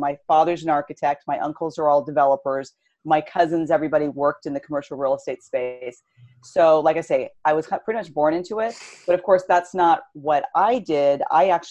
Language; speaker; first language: English; native; English